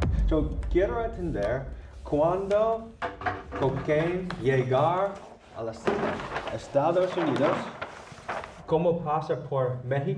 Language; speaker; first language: Spanish; non-native, learner; English